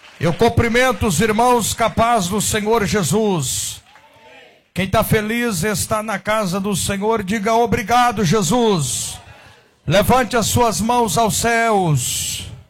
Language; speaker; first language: Portuguese; native; Portuguese